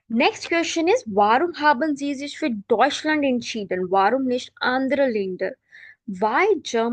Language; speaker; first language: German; non-native, learner; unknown